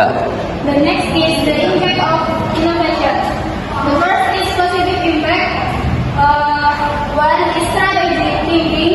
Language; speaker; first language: English; non-native, learner; Indonesian